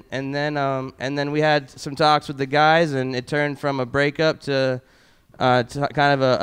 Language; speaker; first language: English; native; English